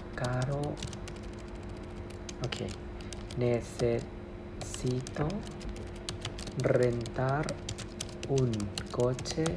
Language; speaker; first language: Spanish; non-native, learner; Thai